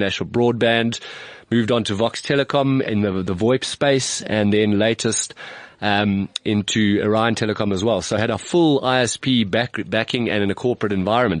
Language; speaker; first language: English; native; English